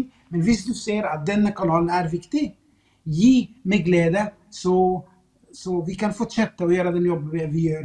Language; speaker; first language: Swedish; non-native, fluent; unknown